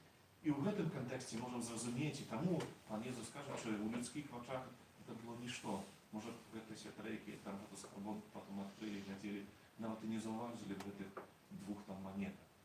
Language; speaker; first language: Polish; non-native, learner; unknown